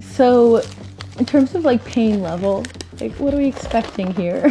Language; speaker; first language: English; native; English